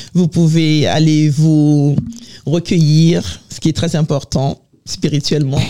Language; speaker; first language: French; native; French